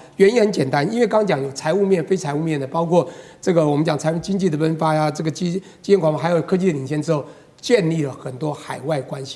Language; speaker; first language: Chinese; native; Chinese